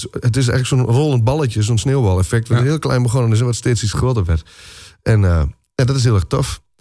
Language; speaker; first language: Dutch; native; Dutch